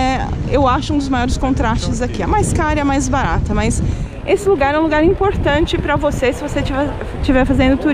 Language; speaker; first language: Portuguese; native; Portuguese